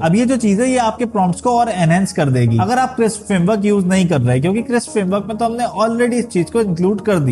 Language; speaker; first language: Hindi; native; Hindi